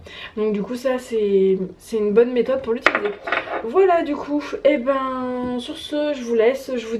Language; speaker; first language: French; native; French